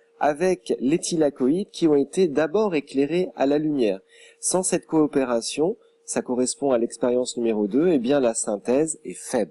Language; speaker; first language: French; native; French